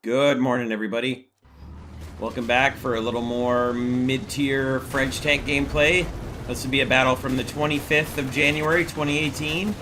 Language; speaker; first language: English; native; English